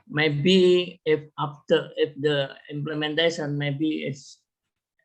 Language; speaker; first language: English; non-native, learner; Indonesian